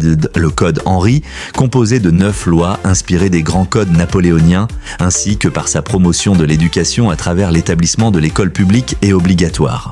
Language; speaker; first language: French; non-native, local second language; Haitian Creole